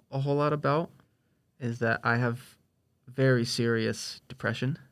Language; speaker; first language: English; native; English